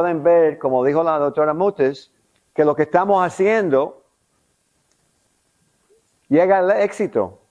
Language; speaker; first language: Spanish; non-native, local second language; English